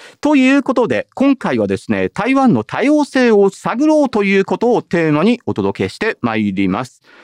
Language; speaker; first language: Japanese; native; Japanese